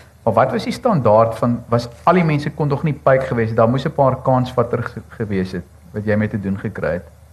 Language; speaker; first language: Afrikaans; native; Afrikaans